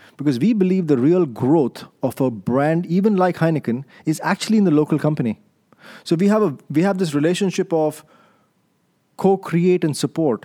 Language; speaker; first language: English; non-native, local second language; Hindi